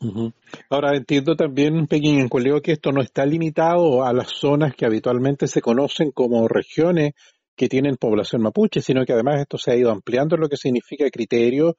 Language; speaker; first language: Spanish; native; Spanish